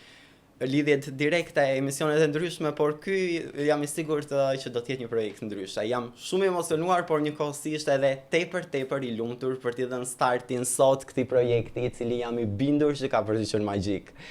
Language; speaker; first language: Albanian; native; Albanian